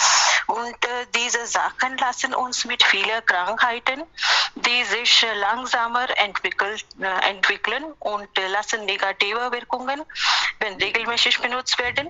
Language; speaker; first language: German; non-native, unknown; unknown